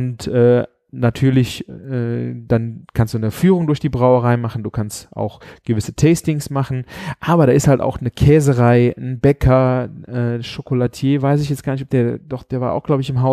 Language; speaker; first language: German; native; German